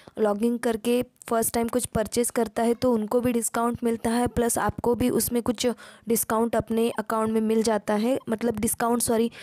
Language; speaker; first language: Hindi; non-native, local second language; Marathi